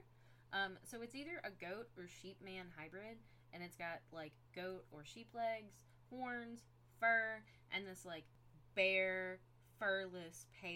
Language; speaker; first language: English; native; English